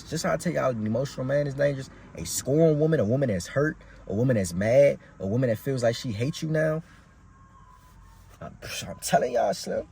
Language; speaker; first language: English; native; English